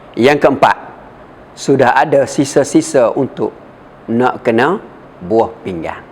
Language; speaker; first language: Malay; native; Malay